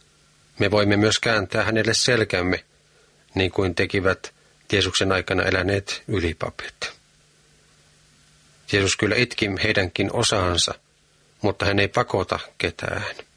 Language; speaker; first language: Finnish; native; Finnish